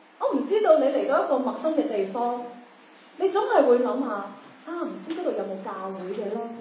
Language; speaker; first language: Chinese; non-native, local second language; Cantonese